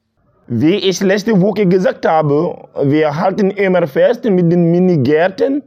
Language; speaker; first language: German; non-native, learner; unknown